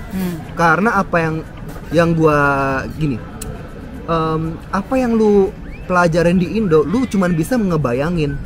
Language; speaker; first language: Indonesian; native; Indonesian